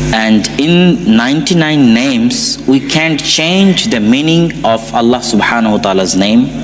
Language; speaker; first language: English; non-native, local second language; Bangla